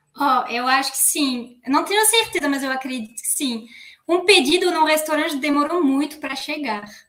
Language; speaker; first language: Portuguese; non-native, fluent; French